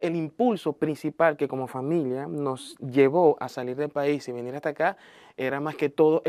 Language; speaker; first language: Spanish; native; Spanish